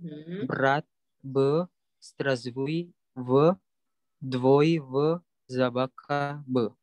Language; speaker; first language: Russian; non-native, learner; Indonesian